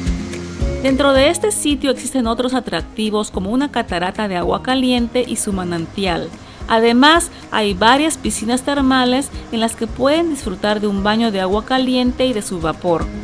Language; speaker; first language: Spanish; native; Spanish